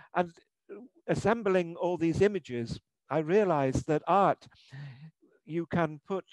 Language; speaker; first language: English; native; English